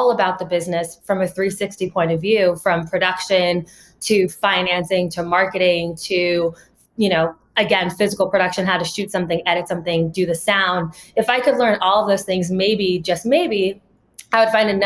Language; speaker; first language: English; native; English